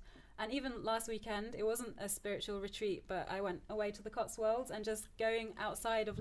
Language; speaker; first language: English; early bilingual, other home language; Turkish